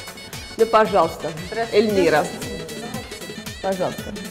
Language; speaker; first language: Russian; non-native, local second language; Armenian